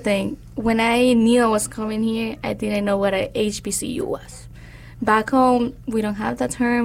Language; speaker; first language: English; non-native, fluent; Spanish